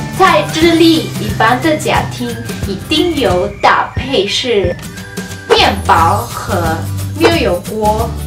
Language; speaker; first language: Chinese; non-native, fluent; Spanish